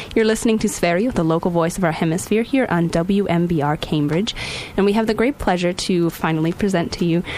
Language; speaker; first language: English; native; English